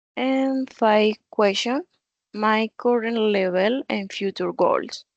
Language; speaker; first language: English; non-native, learner; Spanish